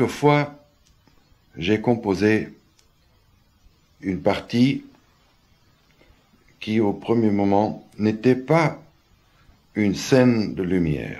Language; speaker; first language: French; non-native, fluent; German